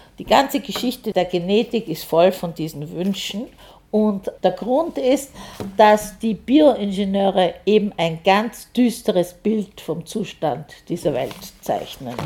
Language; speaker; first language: German; native; German